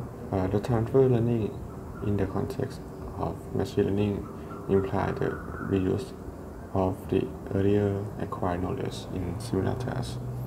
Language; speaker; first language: English; non-native, fluent; Thai